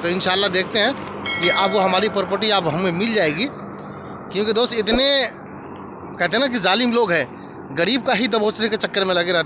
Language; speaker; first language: Hindi; native; Hindi